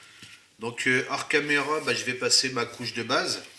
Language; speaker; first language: French; native; French